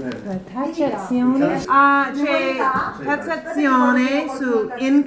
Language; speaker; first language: Italian; non-native, learner; English